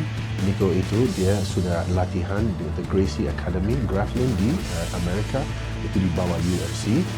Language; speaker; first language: Indonesian; non-native, fluent; English